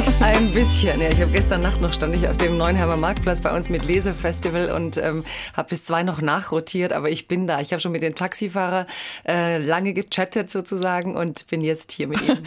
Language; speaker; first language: German; early bilingual, other home language; Croatian